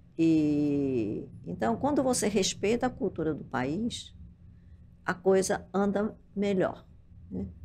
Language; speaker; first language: Portuguese; early bilingual, other home language; Japanese